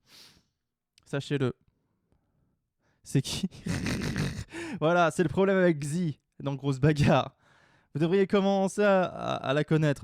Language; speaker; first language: French; native; French